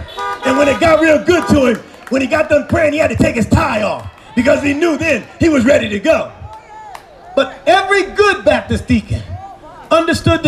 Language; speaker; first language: English; native; English